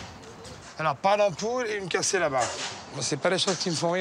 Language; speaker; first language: French; native; French